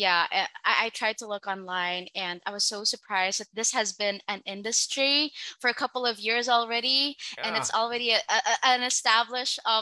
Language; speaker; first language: English; non-native, local second language; Filipino